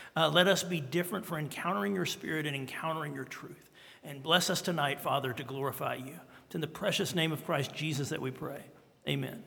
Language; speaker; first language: English; native; English